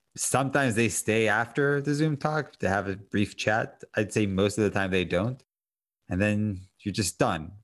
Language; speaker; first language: English; non-native, fluent; Hebrew